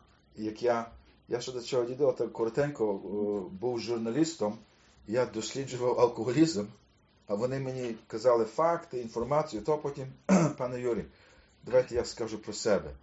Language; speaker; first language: Ukrainian; early bilingual, heritage; Ukrainian